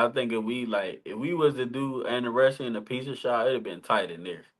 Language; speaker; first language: English; native; English